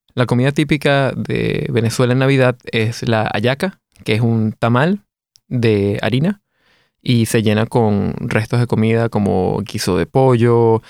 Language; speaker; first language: Spanish; native; Spanish